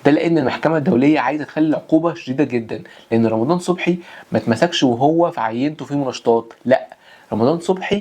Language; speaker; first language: Arabic; native; Arabic